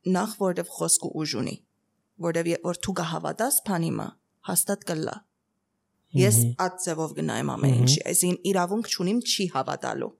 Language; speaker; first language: Armenian; early bilingual, heritage; Armenian